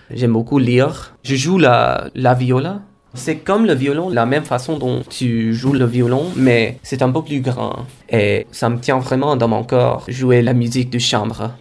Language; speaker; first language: French; non-native, fluent; Kodava